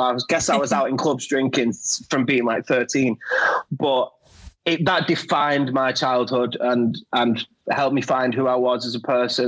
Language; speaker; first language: English; native; English